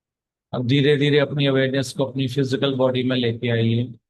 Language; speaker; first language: Hindi; native; Hindi